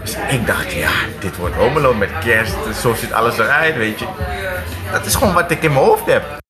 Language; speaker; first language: Dutch; early bilingual, other home language; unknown